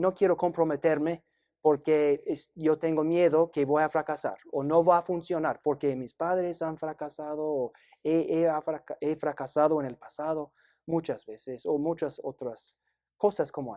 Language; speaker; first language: Spanish; non-native, fluent; English